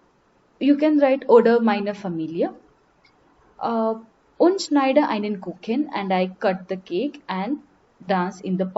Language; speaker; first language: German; non-native, learner; Marathi